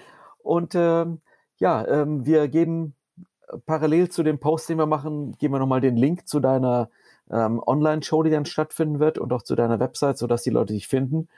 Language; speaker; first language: German; native; German